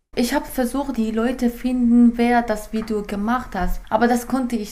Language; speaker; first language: German; non-native, fluent; Persian